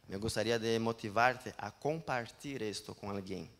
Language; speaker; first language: Spanish; non-native, learner; Portuguese